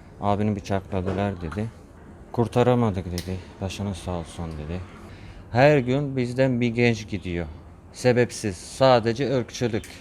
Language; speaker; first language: Turkish; non-native, fluent; Arabic